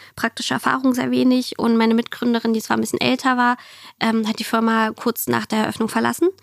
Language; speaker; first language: German; early bilingual, other home language; Russian